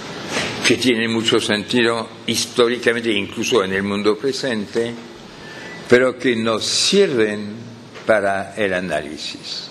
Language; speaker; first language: Spanish; non-native, fluent; French